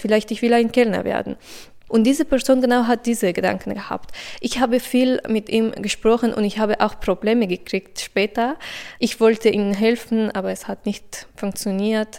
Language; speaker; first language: German; non-native, fluent; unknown